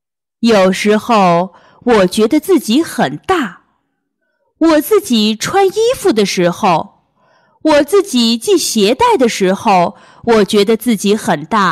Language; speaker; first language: Chinese; early bilingual, heritage; Chinese